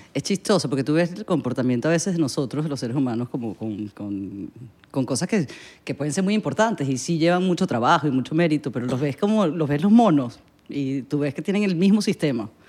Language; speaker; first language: Spanish; native; Spanish